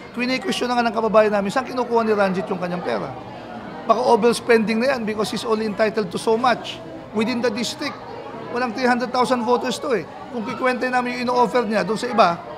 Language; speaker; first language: Filipino; non-native, local second language; Pangasinan